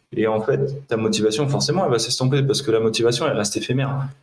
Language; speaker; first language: French; native; French